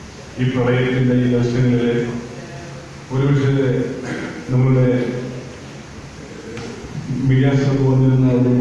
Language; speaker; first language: Malayalam; native; Malayalam